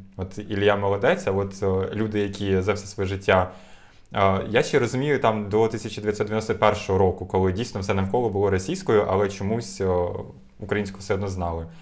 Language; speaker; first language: Ukrainian; non-native, local second language; Russian